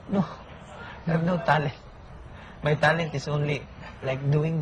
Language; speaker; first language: English; non-native, learner; Filipino